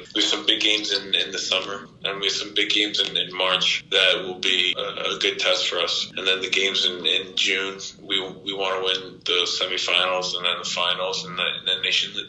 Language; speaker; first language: English; native; English